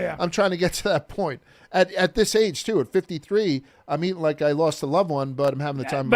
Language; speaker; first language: English; native; English